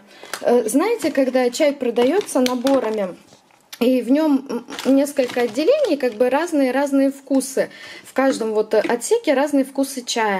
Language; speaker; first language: Russian; native; Russian